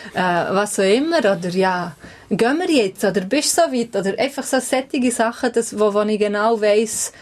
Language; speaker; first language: German; early bilingual, other home language; Albanian